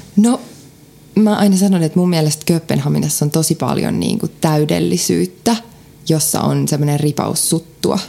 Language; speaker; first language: Finnish; native; Finnish